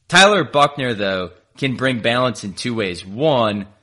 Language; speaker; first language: English; native; English